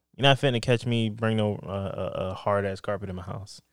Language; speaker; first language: English; native; English